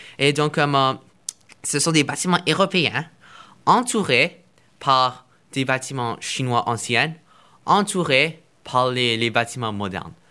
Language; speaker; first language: French; non-native, fluent; Chinese